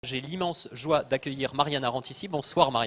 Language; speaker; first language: French; native; French